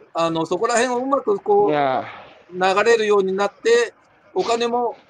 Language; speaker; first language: Japanese; native; Japanese